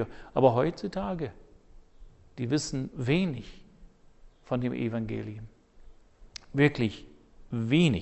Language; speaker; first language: German; non-native, fluent; English